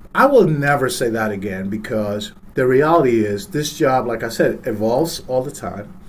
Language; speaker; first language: English; early bilingual, other home language; Spanish